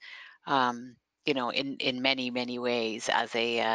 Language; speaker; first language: English; non-native, fluent; Dutch